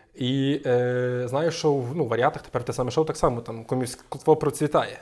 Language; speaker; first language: Ukrainian; native; Ukrainian